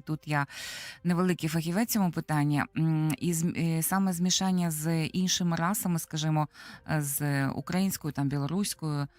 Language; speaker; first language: Ukrainian; native; Ukrainian